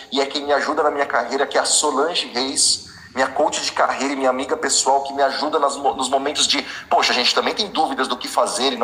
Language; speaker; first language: Portuguese; native; Portuguese